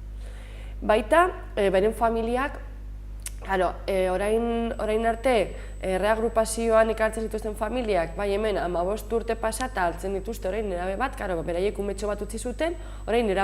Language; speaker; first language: Basque; native; Basque